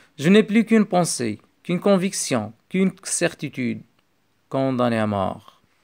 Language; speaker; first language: French; non-native, local second language; Arabic